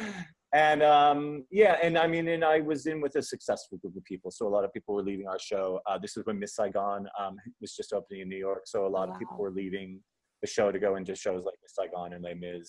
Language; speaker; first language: English; native; English